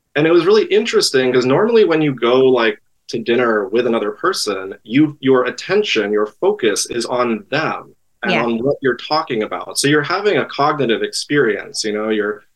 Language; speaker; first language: English; native; English